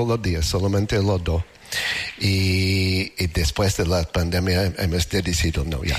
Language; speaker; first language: Spanish; non-native, learner; English